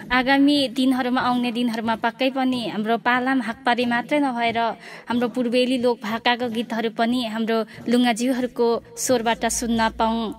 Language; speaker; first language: Nepali; non-native, local second language; Limbu